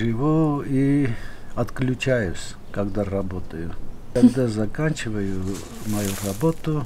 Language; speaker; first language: Russian; non-native, local second language; Armenian